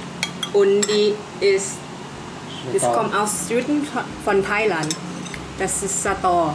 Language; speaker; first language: German; non-native, learner; Thai